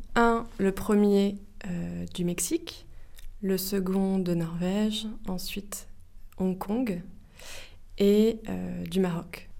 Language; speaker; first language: French; native; French